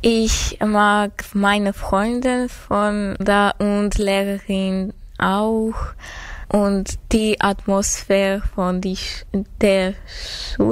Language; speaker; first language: German; non-native, learner; Armenian